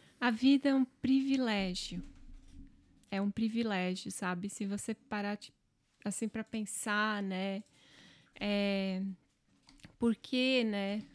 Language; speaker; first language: Portuguese; non-native, local second language; German